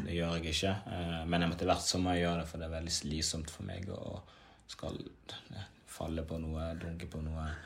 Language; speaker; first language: Norwegian; early bilingual, other home language; Swahili